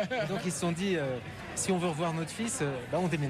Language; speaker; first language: French; native; French